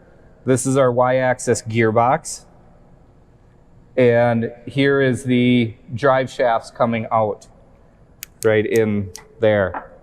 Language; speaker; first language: English; native; English